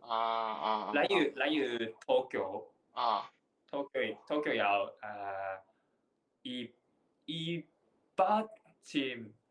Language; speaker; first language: Cantonese; non-native, learner; Japanese